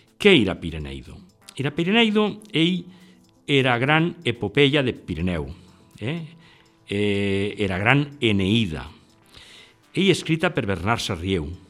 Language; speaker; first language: Catalan; non-native, local second language; Occitan